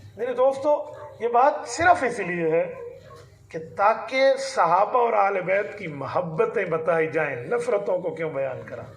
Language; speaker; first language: Urdu; non-native, local second language; Saraiki